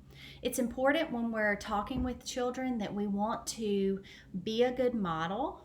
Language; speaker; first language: English; native; English